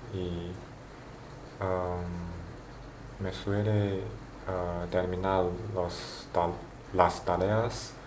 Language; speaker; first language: Spanish; non-native, learner; Chinese